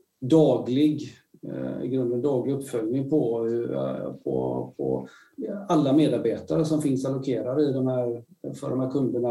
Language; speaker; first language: Swedish; native; Swedish